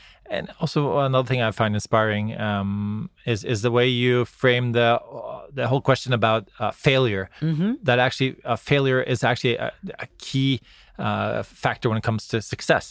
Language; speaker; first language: English; non-native, fluent; Norwegian